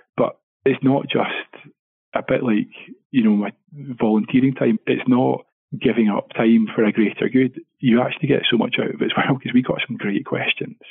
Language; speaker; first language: English; native; English